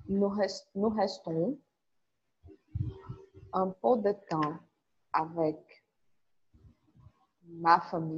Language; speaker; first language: French; non-native, learner; Portuguese